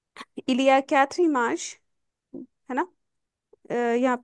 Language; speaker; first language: French; non-native, fluent; Hindi